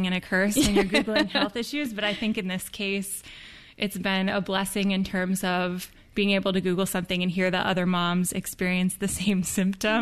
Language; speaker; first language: English; native; English